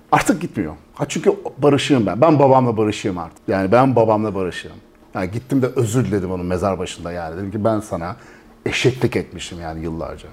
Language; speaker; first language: Turkish; early bilingual, heritage; Turkish